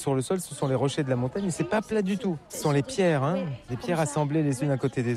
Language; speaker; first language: French; native; French